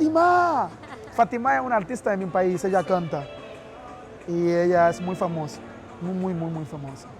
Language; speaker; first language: Spanish; non-native, learner; Haitian Creole